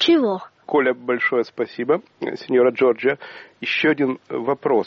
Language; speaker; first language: Russian; native; Russian